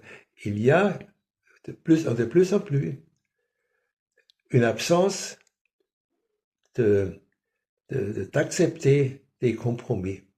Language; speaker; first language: French; non-native, fluent; German